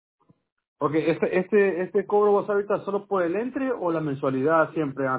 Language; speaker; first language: Spanish; native; Spanish